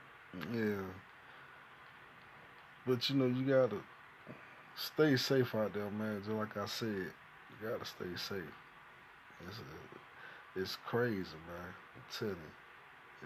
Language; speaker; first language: English; native; English